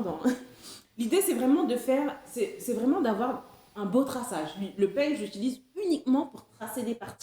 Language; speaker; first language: French; non-native, local second language; Haitian Creole